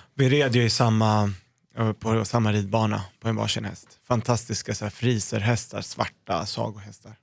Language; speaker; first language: Swedish; early bilingual, other home language; Arabic